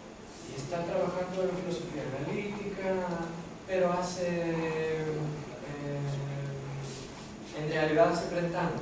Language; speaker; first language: Spanish; non-native, fluent; Greek